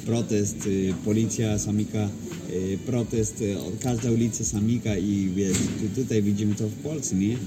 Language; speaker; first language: Polish; non-native, fluent; Spanish